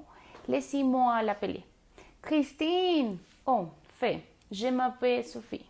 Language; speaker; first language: French; non-native, learner; Spanish